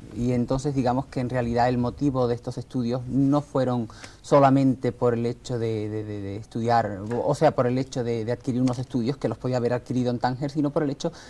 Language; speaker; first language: Spanish; early bilingual, other home language; Arabic